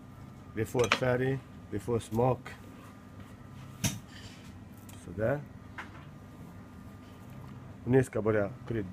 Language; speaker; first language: Swedish; non-native, learner; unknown